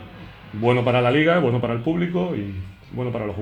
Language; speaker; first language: Spanish; native; Spanish